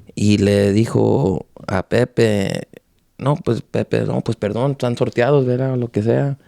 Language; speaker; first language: Spanish; early bilingual, heritage; Spanish